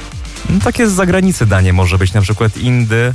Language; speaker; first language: Polish; native; Polish